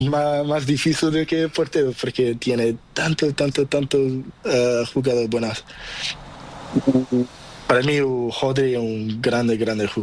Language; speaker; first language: Spanish; non-native, learner; Portuguese